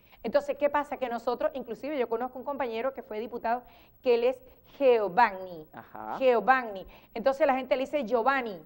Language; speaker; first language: Spanish; native; Spanish